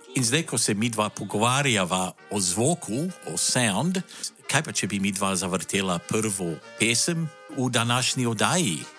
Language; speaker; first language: Slovenian; early bilingual, heritage; Slovenian